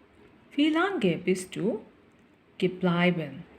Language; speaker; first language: German; non-native, learner; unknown